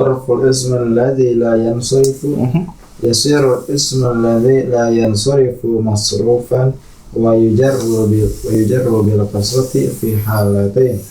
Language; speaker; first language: Arabic; non-native, learner; Indonesian